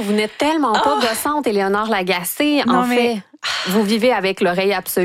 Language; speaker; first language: French; native; French